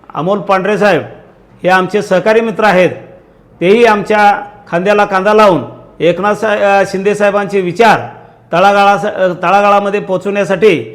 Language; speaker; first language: Marathi; native; Marathi